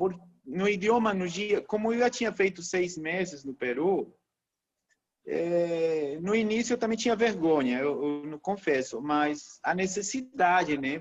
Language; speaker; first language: Portuguese; non-native, fluent; Spanish